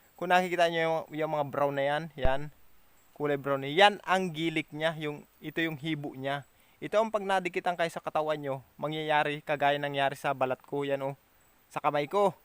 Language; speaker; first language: Filipino; native; Filipino